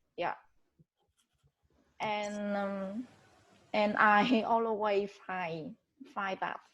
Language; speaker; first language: English; non-native, learner; Vietnamese